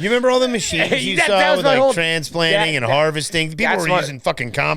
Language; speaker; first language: English; native; English